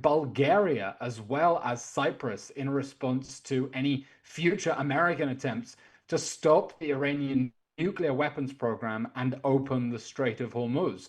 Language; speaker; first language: English; native; English